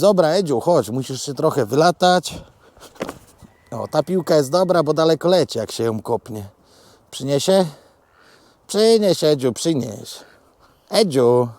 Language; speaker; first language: Polish; native; Polish